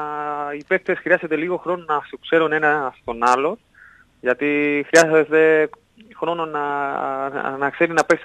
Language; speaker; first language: Greek; non-native, learner; Spanish